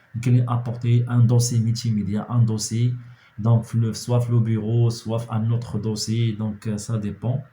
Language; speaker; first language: French; non-native, local second language; Arabic